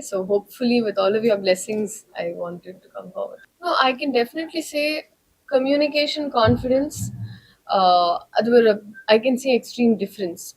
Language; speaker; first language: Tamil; non-native, learner; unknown